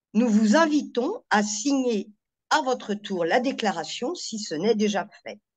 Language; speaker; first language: French; native; French